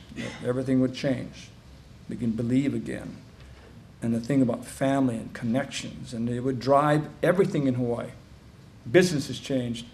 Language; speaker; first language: English; native; English